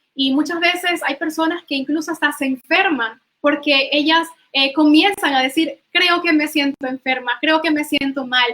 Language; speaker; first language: Spanish; native; Spanish